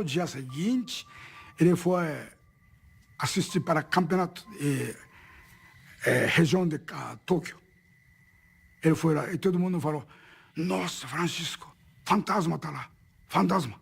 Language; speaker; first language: Portuguese; non-native, learner; Japanese